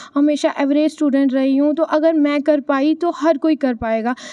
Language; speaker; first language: Hindi; native; Hindi